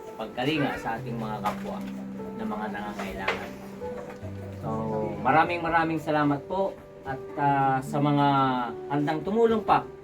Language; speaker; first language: Filipino; native; Filipino